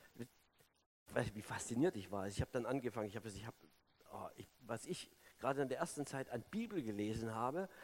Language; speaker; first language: German; native; German